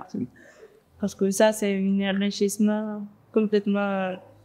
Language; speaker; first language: French; non-native, fluent; Spanish